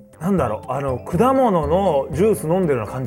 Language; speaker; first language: Japanese; native; Japanese